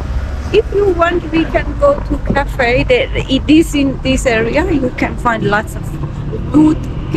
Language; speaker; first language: English; non-native, learner; Persian